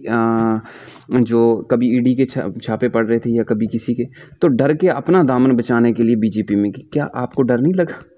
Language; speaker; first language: Hindi; non-native, local second language; Kashmiri